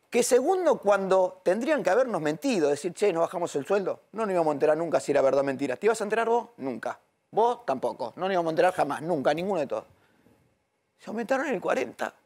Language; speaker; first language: Spanish; native; Spanish